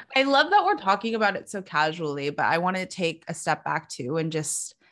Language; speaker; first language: English; early bilingual, other home language; Filipino